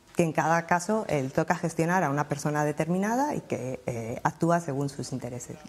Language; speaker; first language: Spanish; native; Spanish